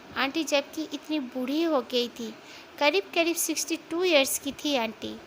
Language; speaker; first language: Hindi; non-native, local second language; Bangla